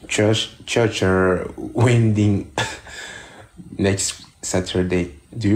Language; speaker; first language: English; non-native, learner; French